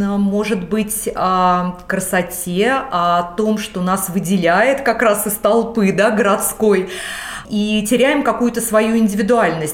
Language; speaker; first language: Russian; native; Russian